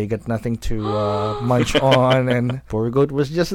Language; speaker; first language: English; non-native, local second language; Filipino